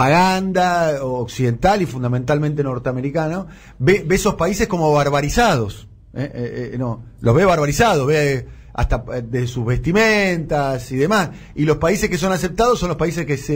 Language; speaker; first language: Spanish; native; Spanish